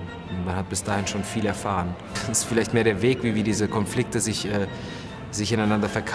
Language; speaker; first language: German; native; German